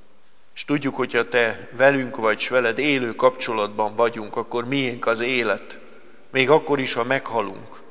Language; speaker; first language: Hungarian; native; Hungarian